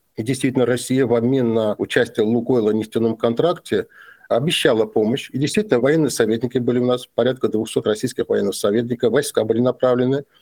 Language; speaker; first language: Russian; non-native, local second language; Azerbaijani